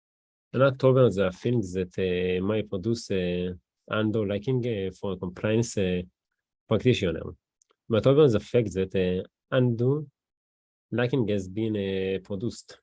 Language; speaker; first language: English; non-native, learner; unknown